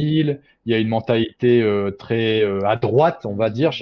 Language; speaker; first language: French; native; French